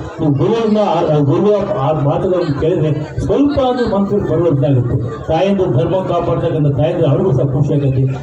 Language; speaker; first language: Kannada; native; Kannada